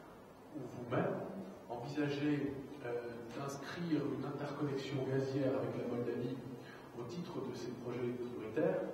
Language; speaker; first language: French; native; French